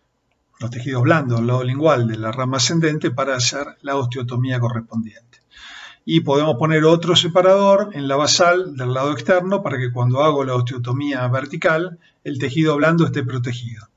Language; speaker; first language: Spanish; native; Spanish